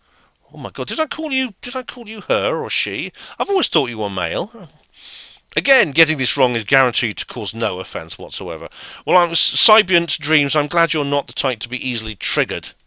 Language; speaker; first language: English; native; English